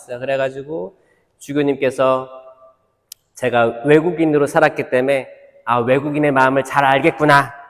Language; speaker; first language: Korean; native; Korean